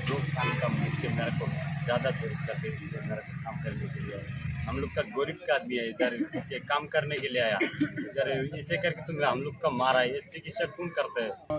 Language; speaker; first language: Hindi; non-native, local second language; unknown